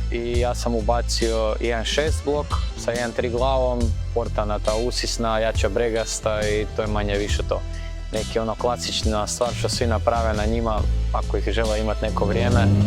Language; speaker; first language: Croatian; native; Croatian